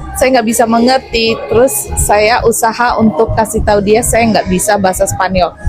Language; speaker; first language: Indonesian; non-native, fluent; Malayalam